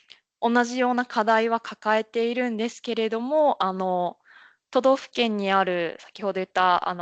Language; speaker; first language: Japanese; native; Japanese